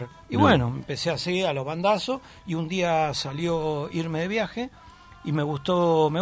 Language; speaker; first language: Spanish; native; Spanish